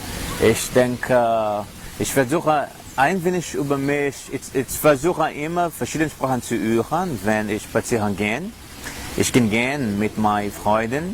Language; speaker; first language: German; non-native, learner; Portuguese